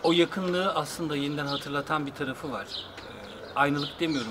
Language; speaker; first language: Turkish; native; Turkish